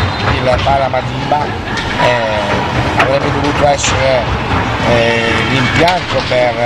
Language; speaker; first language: Italian; native; Italian